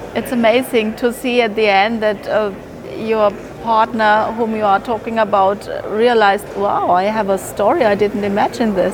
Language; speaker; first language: English; non-native, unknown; German